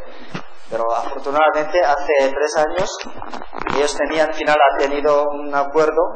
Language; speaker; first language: Spanish; non-native, learner; Korean